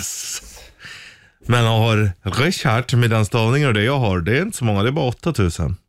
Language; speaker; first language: Swedish; native; Swedish